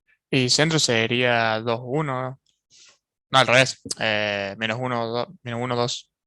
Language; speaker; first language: Spanish; native; Spanish